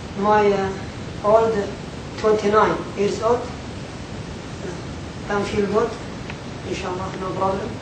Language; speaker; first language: English; non-native, learner; Arabic